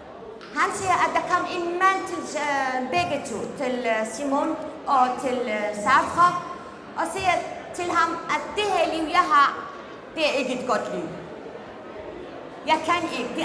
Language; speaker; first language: Danish; non-native, fluent; Central Kurdish